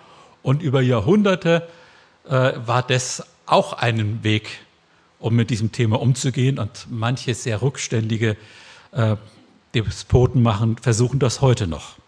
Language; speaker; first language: German; native; German